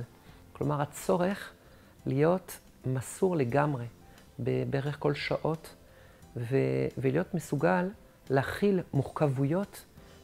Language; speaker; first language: Hebrew; non-native, fluent; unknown